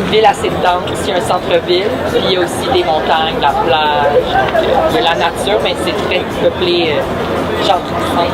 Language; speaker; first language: French; native; French